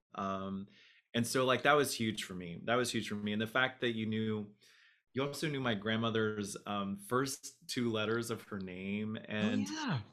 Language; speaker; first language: English; native; English